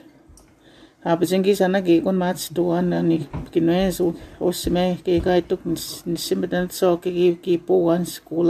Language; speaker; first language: English; non-native, local second language; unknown